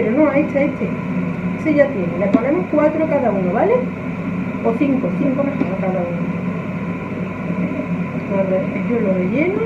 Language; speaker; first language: Spanish; native; Spanish